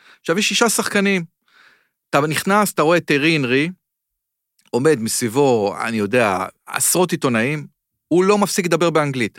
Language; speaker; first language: Hebrew; native; Hebrew